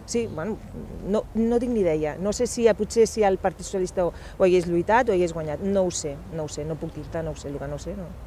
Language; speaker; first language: Catalan; non-native, local second language; Spanish